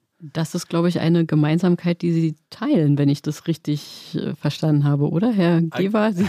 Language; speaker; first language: German; native; German